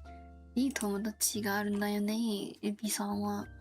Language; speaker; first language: Japanese; non-native, learner; Korean